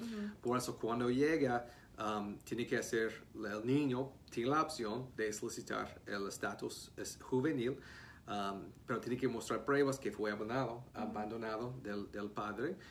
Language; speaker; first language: Spanish; non-native, fluent; English